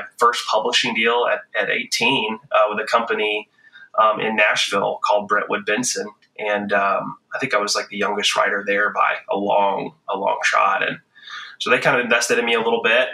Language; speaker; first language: English; native; English